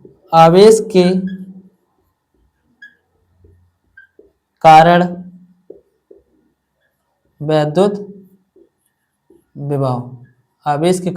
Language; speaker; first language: Hindi; native; Hindi